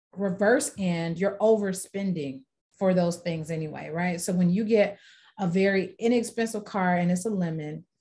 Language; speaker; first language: English; native; English